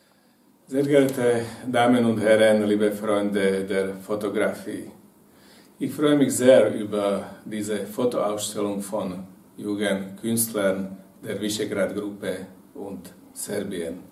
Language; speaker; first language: German; non-native, fluent; Slovak